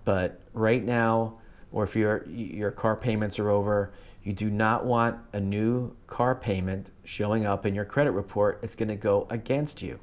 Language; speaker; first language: English; native; English